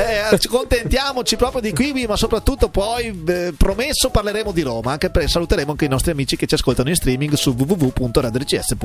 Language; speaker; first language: Italian; native; Italian